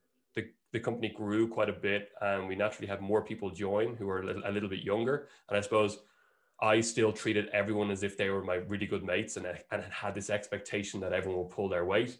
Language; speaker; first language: English; native; English